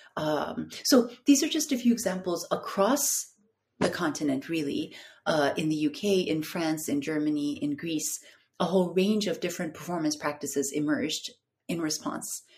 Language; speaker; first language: English; non-native, fluent; Turkish